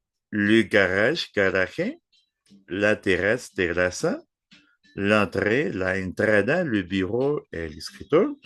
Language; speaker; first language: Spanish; non-native, fluent; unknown